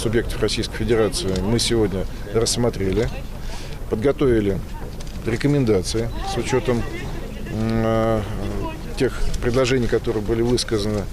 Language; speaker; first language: Russian; native; Russian